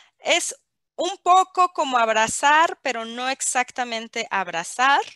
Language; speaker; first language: Spanish; native; Spanish